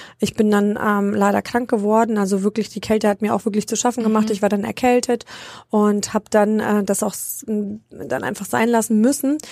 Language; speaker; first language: German; early bilingual, other home language; Romanian